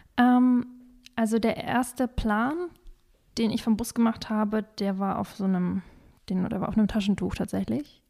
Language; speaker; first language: German; early bilingual, other home language; Russian